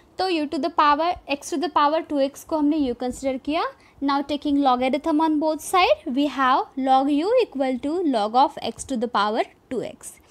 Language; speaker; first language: Hindi; non-native, local second language; Marathi